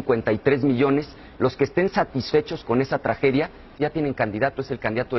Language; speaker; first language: Spanish; native; Spanish